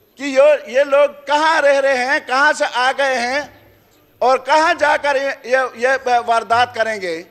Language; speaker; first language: Urdu; non-native, local second language; Khowar